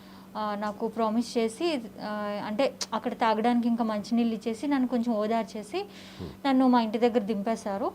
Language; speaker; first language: Telugu; native; Telugu